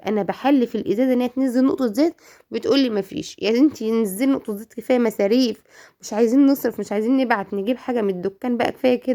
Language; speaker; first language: Arabic; native; Arabic